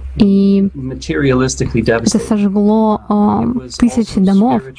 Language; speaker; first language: Russian; non-native, fluent; Hindi